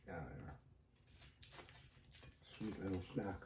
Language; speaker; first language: English; native; English